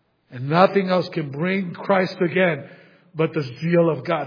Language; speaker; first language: English; native; English